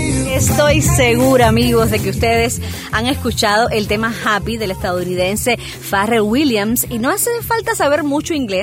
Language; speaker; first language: Spanish; native; Spanish